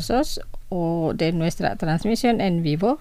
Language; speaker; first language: Spanish; non-native, fluent; Indonesian